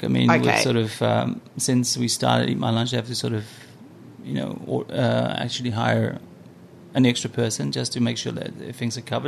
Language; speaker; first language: English; non-native, fluent; Samoan